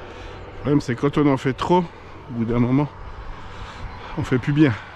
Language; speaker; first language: French; native; French